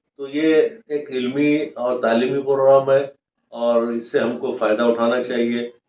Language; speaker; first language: Urdu; native; Urdu